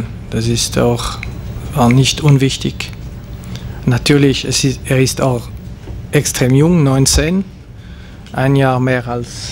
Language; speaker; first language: German; non-native, local second language; French